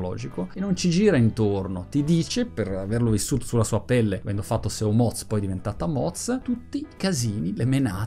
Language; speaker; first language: Italian; native; Italian